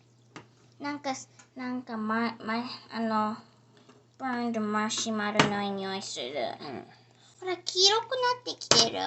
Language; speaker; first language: Japanese; early bilingual, heritage; English